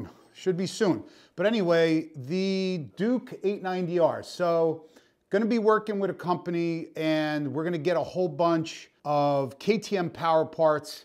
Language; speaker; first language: English; native; English